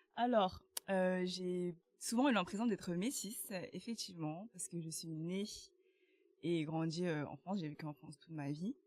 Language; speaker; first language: French; early bilingual, other home language; Vietnamese